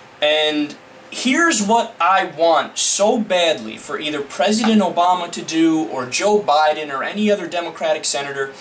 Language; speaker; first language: English; native; English